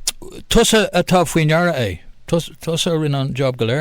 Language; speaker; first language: Irish; non-native, local second language; English